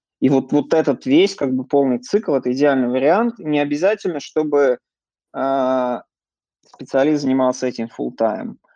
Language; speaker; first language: Russian; native; Russian